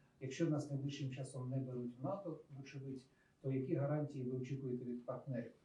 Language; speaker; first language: Ukrainian; native; Ukrainian